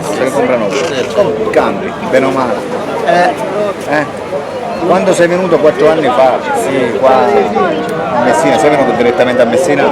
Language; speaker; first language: Italian; native; Italian